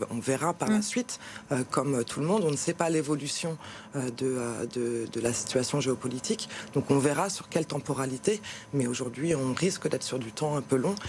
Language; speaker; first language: French; native; French